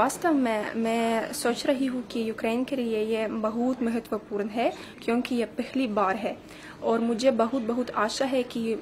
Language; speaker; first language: Hindi; non-native, fluent; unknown